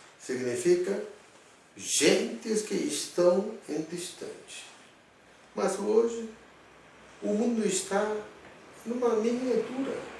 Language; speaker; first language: Portuguese; non-native, fluent; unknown